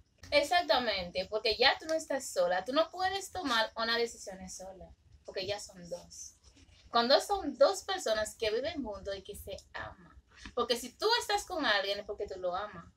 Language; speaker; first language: Spanish; early bilingual, other home language; Haitian Creole